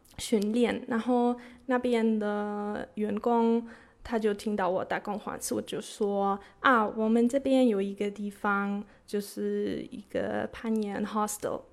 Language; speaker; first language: Chinese; non-native, fluent; German